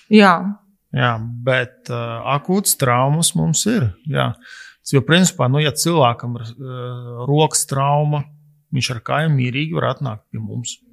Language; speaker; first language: Latvian; native; Latvian